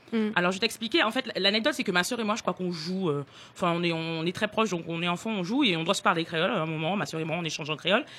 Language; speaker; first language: French; native; French